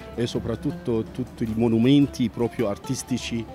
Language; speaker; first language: Italian; non-native, fluent; Arabic